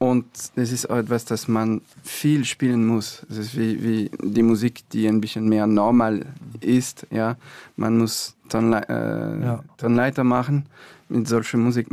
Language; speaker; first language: German; non-native, fluent; French